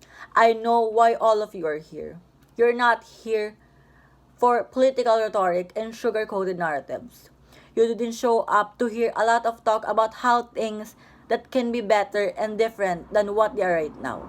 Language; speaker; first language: English; non-native, local second language; Filipino